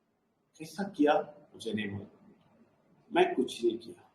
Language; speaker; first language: Hindi; non-native, local second language; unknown